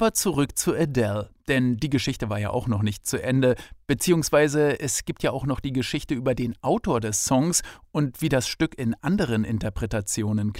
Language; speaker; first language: German; native; German